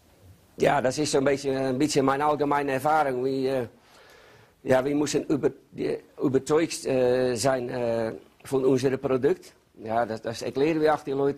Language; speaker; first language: German; non-native, learner; Dutch